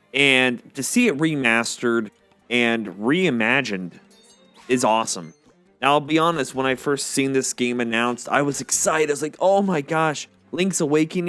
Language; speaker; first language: English; native; English